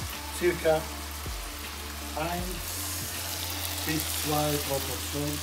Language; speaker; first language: German; non-native, fluent; Italian